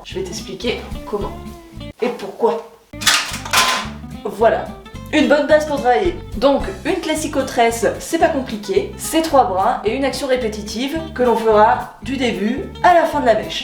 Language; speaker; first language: French; native; French